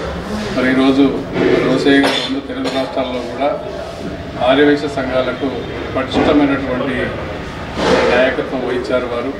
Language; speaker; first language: Telugu; native; Telugu